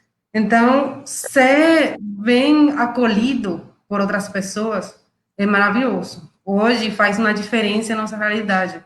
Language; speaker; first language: Portuguese; non-native, fluent; Spanish